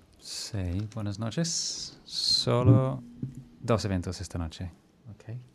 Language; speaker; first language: Spanish; non-native, fluent; English